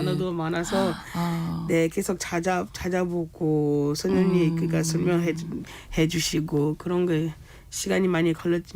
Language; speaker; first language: Korean; non-native, fluent; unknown